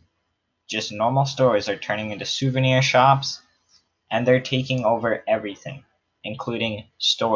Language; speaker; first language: English; native; English